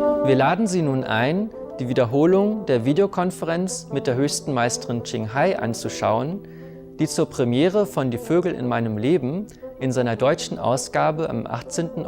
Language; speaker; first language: German; native; German